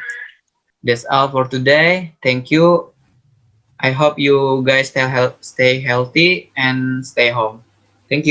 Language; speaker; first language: English; non-native, learner; Indonesian